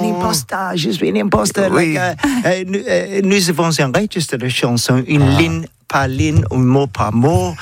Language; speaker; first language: French; non-native, learner; English